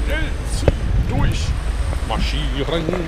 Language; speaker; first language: German; native; German